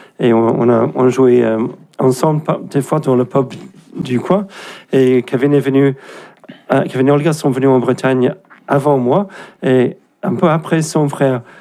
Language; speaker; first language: French; non-native, fluent; English